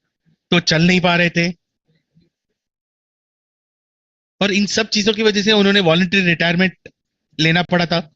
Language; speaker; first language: Hindi; native; Hindi